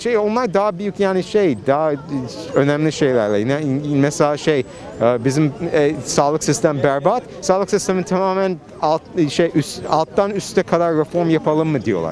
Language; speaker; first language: Turkish; non-native, fluent; English